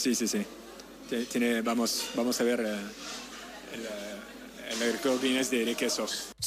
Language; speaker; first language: Spanish; non-native, learner; French